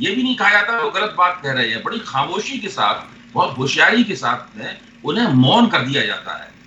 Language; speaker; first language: Hindi; native; Hindi